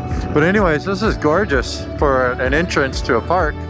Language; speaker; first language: English; native; English